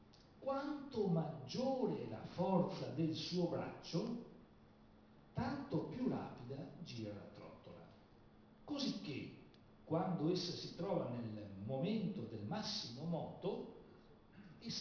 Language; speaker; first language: Italian; native; Italian